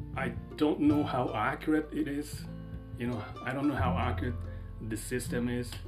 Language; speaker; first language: English; non-native, fluent; Japanese